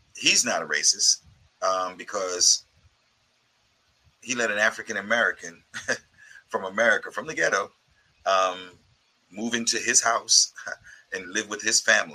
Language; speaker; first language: English; native; English